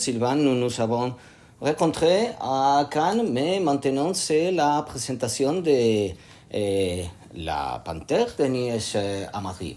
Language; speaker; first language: French; non-native, learner; Spanish